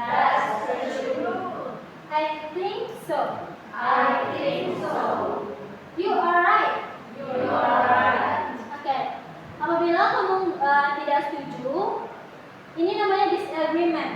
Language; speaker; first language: English; non-native, fluent; Indonesian